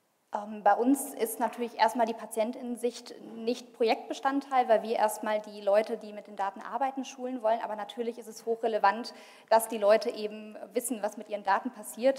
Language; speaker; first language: German; native; German